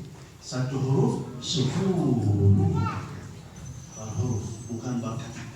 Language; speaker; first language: Indonesian; non-native, fluent; Arabic